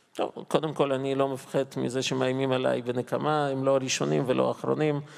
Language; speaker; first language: Hebrew; non-native, fluent; Russian